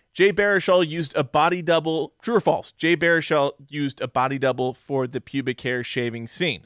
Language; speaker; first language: English; native; English